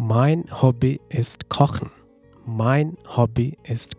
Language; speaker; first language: German; non-native, fluent; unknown